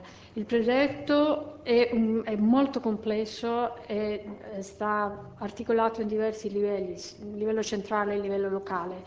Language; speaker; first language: Italian; non-native, fluent; Spanish